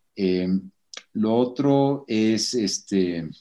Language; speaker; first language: Spanish; native; Spanish